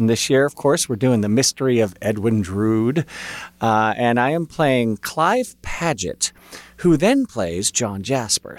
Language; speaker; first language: English; native; English